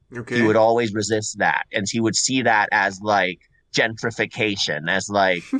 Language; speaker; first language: English; non-native, fluent; Spanish